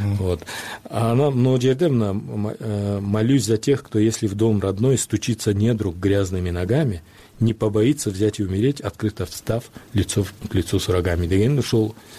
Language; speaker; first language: Kyrgyz; non-native, local second language; Uzbek